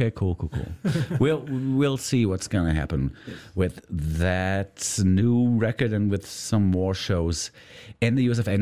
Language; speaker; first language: English; non-native, fluent; German